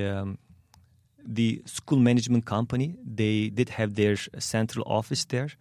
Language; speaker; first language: English; non-native, fluent; Turkish